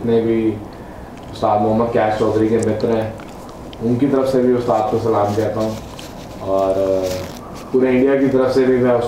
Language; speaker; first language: Hindi; native; Hindi